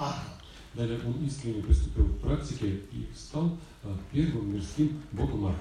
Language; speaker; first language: Russian; native; Russian